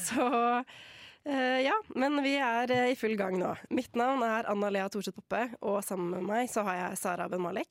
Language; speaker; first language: Norwegian; native; Norwegian